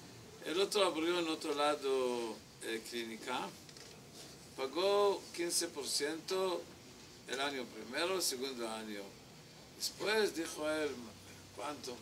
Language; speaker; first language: Spanish; non-native, learner; Hebrew